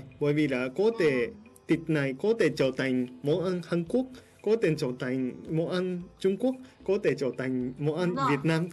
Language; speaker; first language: Vietnamese; non-native, fluent; Japanese